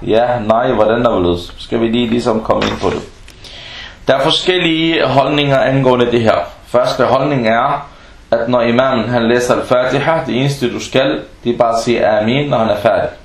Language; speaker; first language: Danish; non-native, fluent; Arabic